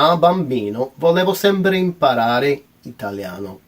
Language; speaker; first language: Italian; non-native, fluent; English